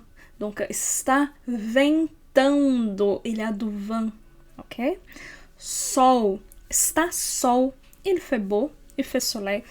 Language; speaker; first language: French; non-native, fluent; Portuguese